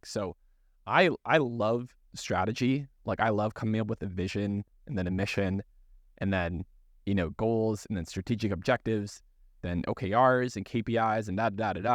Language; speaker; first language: English; native; English